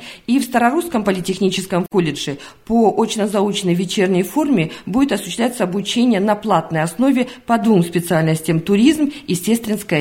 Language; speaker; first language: Russian; native; Russian